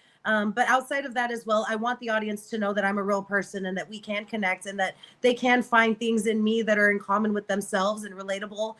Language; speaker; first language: English; native; English